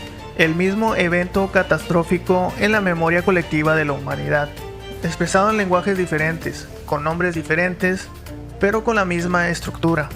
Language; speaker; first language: Spanish; native; Spanish